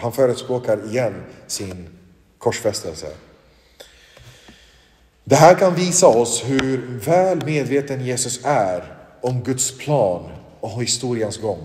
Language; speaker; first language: Swedish; non-native, local second language; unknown